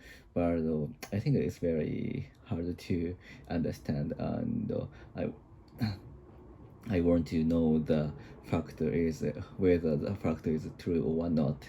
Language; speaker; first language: English; non-native, learner; Japanese